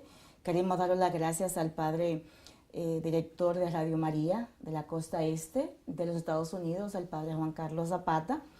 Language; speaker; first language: Spanish; native; Spanish